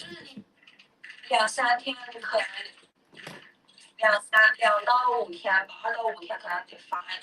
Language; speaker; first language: Chinese; native; Chinese